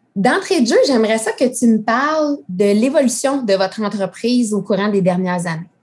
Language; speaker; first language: French; native; French